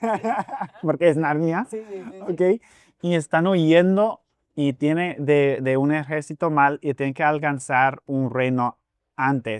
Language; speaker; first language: Spanish; non-native, fluent; English